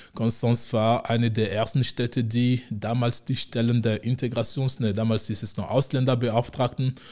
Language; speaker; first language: German; non-native, fluent; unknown